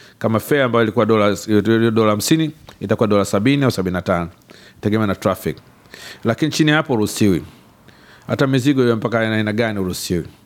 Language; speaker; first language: Swahili; native; Swahili